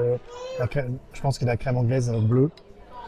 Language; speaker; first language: French; native; French